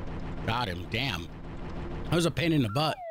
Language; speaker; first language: English; native; English